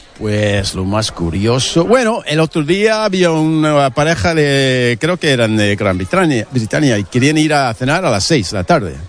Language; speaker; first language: Spanish; non-native, fluent; English